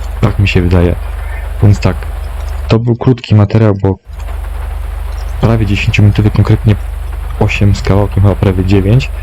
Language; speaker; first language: Polish; native; Polish